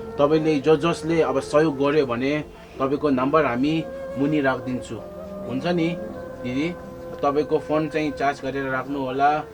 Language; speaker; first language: Nepali; non-native, local second language; Tibetan